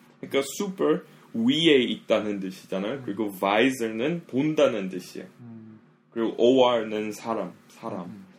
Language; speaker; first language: Korean; non-native, fluent; English